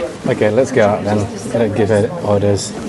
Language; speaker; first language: English; non-native, learner; Indonesian